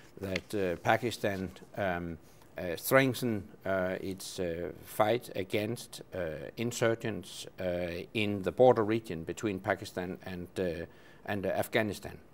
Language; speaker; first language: English; non-native, fluent; Danish